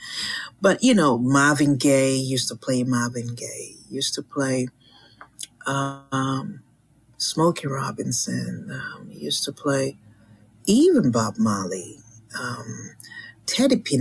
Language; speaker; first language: English; non-native, local second language; Yoruba